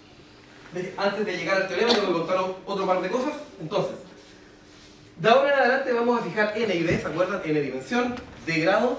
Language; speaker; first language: Spanish; native; Spanish